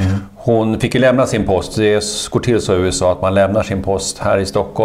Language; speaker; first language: Swedish; native; Swedish